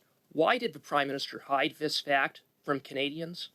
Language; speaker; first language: English; native; English